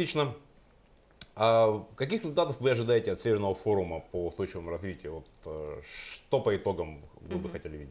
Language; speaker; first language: Russian; native; Russian